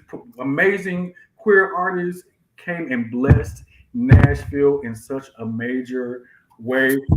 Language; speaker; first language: English; native; English